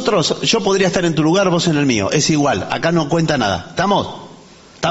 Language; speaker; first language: Spanish; native; Spanish